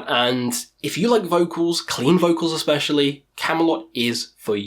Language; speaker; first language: English; native; English